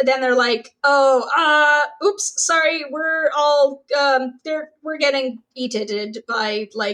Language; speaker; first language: English; native; English